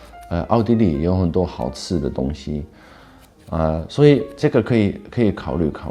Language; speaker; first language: Chinese; non-native, fluent; Dutch